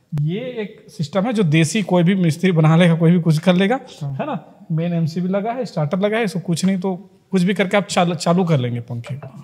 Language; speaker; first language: Hindi; native; Hindi